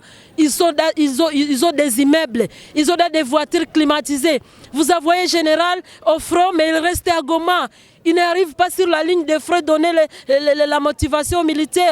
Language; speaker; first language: French; non-native, local second language; Swahili